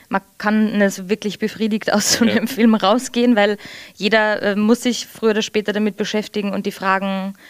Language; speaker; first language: German; early bilingual, heritage; English